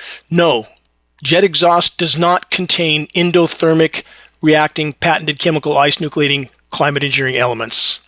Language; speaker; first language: English; native; English